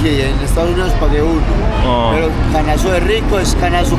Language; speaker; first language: Spanish; native; Spanish